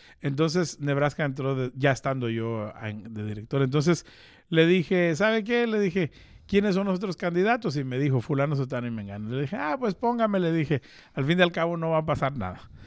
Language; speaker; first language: Spanish; early bilingual, heritage; Spanish